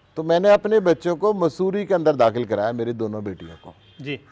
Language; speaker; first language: Hindi; native; Hindi